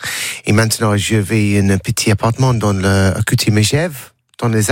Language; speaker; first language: French; non-native, learner; English